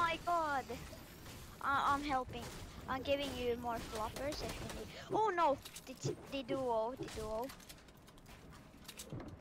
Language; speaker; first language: English; non-native, fluent; Finnish